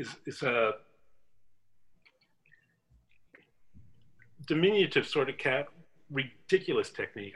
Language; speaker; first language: English; native; English